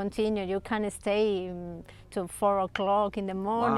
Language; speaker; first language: English; non-native, learner; Spanish